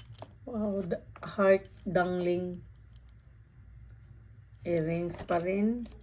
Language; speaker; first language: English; non-native, local second language; Filipino